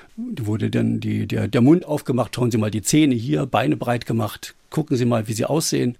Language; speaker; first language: German; native; German